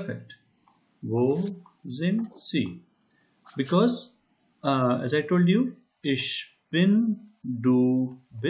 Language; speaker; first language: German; non-native, learner; Hindi